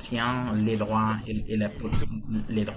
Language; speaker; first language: French; non-native, fluent; Portuguese